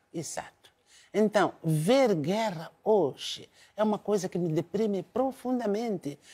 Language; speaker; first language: Portuguese; non-native, local second language; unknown